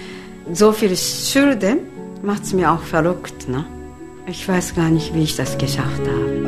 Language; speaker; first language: German; non-native, learner; Japanese